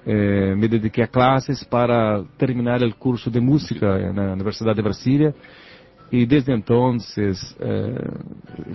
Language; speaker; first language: Spanish; non-native, learner; Portuguese